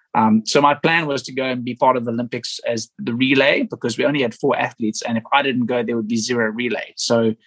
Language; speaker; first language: English; native; English